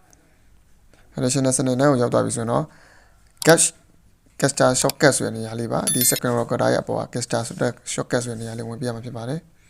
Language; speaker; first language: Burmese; native; Burmese